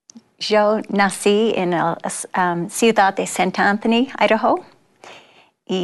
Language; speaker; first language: Spanish; non-native, learner; English